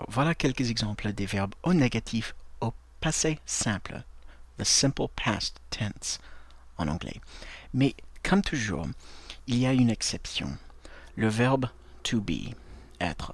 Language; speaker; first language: French; non-native, fluent; English